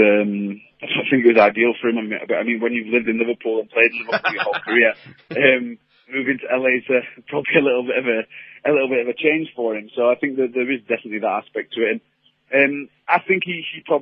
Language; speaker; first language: English; native; English